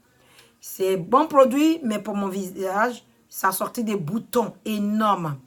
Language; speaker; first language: French; non-native, learner; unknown